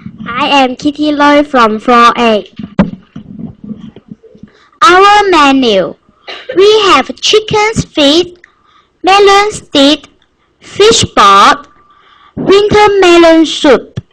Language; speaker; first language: English; non-native, learner; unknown